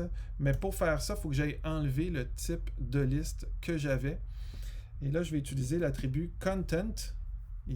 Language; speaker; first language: French; native; French